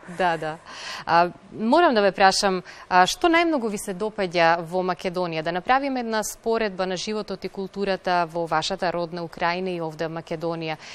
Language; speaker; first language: Macedonian; native; Macedonian